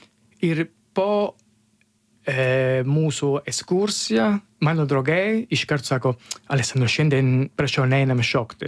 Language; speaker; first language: Lithuanian; non-native, learner; Italian